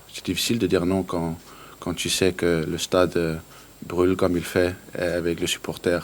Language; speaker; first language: French; non-native, learner; Danish